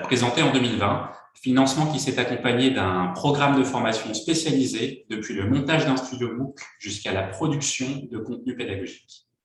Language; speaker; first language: French; native; French